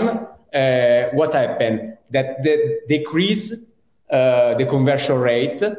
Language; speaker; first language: English; non-native, fluent; Italian